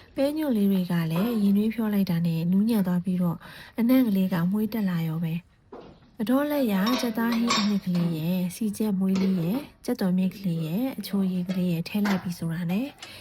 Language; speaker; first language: Burmese; native; Burmese